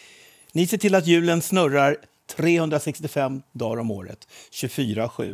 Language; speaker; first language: Swedish; native; Swedish